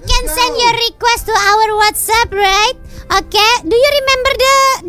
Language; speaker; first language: English; non-native, learner; Indonesian